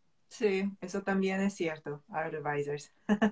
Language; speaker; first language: Spanish; non-native, fluent; Korean